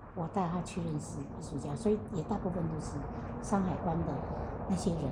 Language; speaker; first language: Chinese; native; Chinese